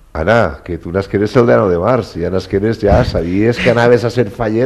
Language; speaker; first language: Catalan; native; Catalan